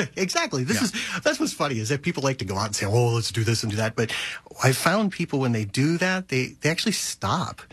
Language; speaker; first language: English; native; English